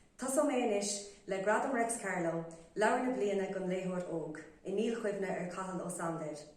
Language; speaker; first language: Irish; native; Irish